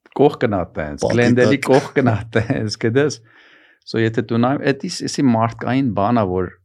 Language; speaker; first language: Armenian; early bilingual, heritage; Armenian